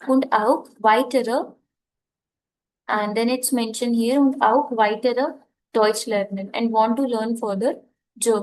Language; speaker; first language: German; non-native, fluent; Hindi